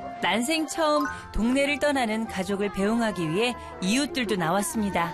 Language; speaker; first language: Korean; native; Korean